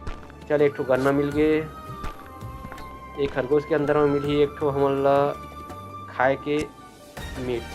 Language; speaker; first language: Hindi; non-native, local second language; Chhattisgarhi